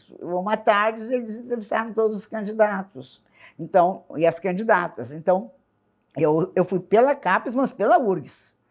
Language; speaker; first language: Portuguese; native; Portuguese